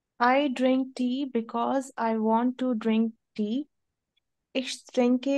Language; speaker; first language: English; non-native, local second language; Hindi